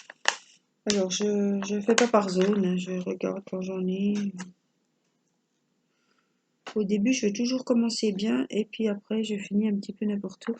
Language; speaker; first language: French; native; French